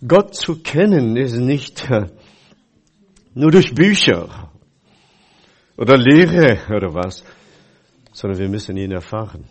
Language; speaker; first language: German; non-native, fluent; Chinese